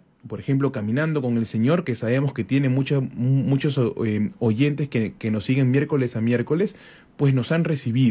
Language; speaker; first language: Spanish; native; Spanish